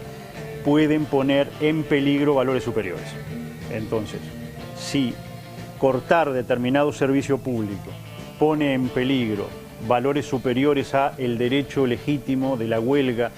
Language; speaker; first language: Spanish; native; Spanish